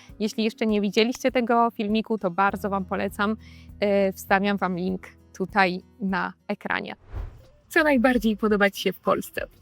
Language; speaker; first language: Polish; native; Polish